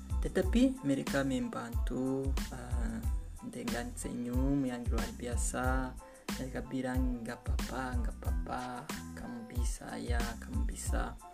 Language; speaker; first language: Indonesian; non-native, learner; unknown